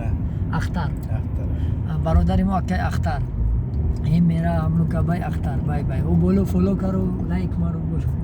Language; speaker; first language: Hindi; non-native, learner; Tajik